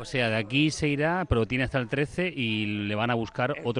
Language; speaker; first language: Spanish; native; Spanish